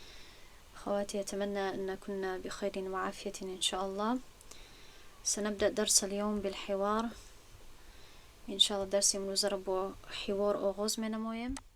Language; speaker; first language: Arabic; non-native, fluent; Tajik